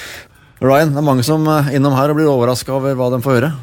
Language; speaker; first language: Norwegian; native; Norwegian